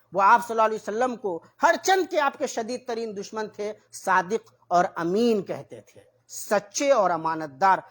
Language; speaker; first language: Urdu; native; Urdu